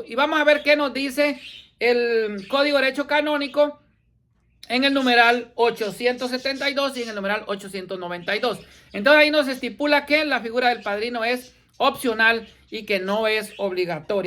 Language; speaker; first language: Spanish; native; Spanish